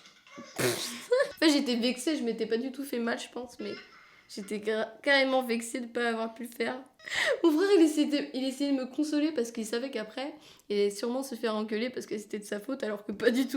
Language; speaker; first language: French; native; French